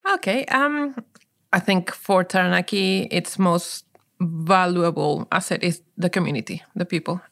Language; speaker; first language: English; non-native, fluent; Spanish